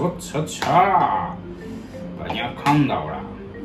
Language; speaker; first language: Indonesian; non-native, learner; Japanese